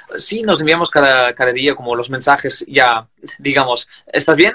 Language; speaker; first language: Spanish; non-native, fluent; Russian